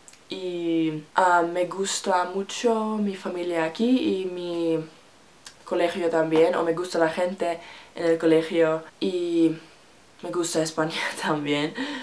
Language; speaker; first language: Spanish; non-native, learner; Finnish